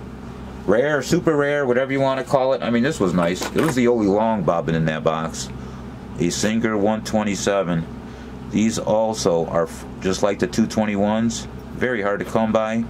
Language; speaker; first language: English; native; English